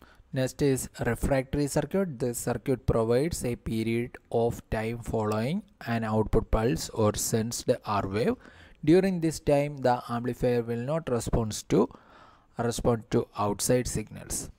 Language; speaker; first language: English; non-native, local second language; Malayalam